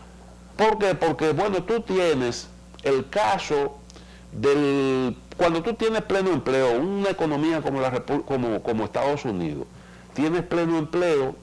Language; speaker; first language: Spanish; native; Spanish